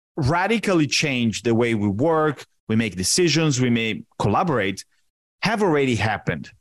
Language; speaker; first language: English; non-native, fluent; Italian